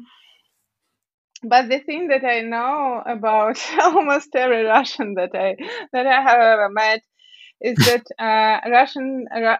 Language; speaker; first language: English; non-native, fluent; Russian